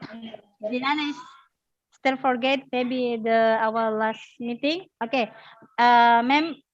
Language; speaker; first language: English; non-native, learner; Indonesian